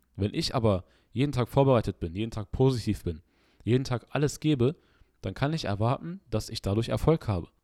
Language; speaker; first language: German; early bilingual, other home language; Arabic